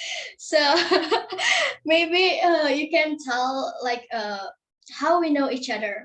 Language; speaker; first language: English; non-native, learner; Indonesian